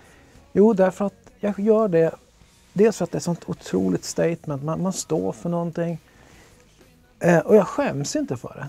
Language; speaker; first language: Swedish; early bilingual, other home language; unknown